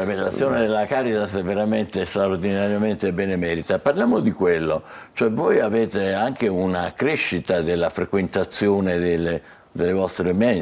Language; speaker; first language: Italian; native; Italian